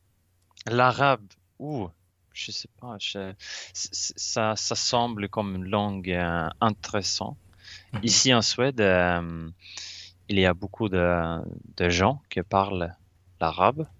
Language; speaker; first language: French; non-native, learner; Swedish